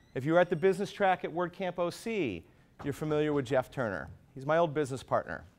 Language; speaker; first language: English; native; English